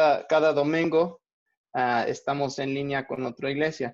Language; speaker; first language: Spanish; non-native, fluent; English